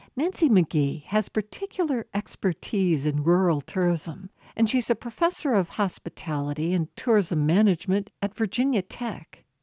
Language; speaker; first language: English; native; English